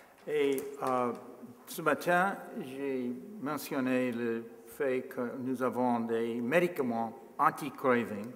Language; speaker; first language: French; non-native, learner; English